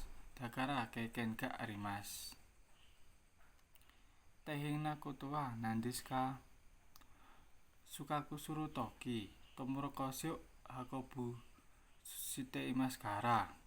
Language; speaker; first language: Japanese; non-native, learner; Indonesian